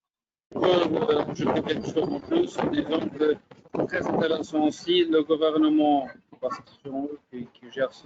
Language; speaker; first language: French; non-native, fluent; Portuguese